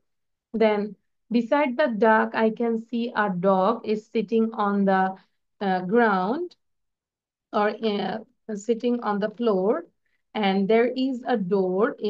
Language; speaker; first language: English; non-native, fluent; Bangla